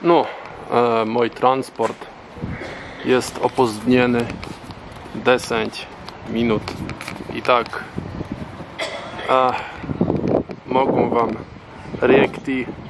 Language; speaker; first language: Polish; non-native, learner; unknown